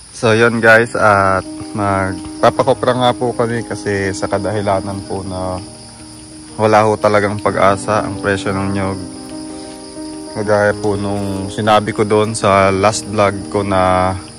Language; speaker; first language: Filipino; non-native, local second language; Bikol